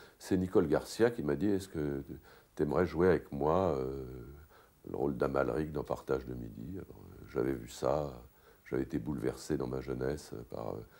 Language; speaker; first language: French; native; French